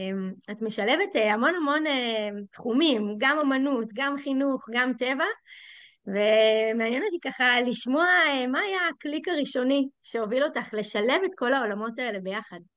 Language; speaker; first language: Hebrew; native; Hebrew